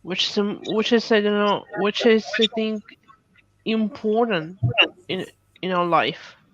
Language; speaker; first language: English; non-native, fluent; Russian